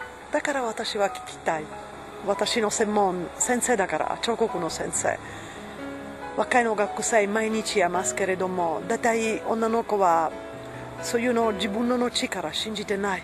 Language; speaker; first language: Japanese; non-native, learner; Italian